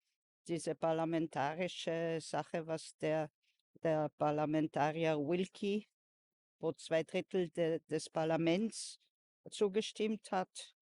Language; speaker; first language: German; non-native, fluent; French